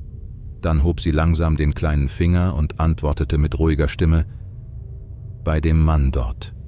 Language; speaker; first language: German; native; German